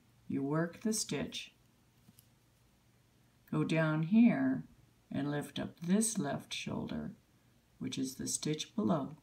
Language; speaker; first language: English; native; English